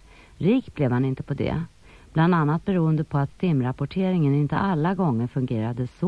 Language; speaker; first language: Swedish; native; Swedish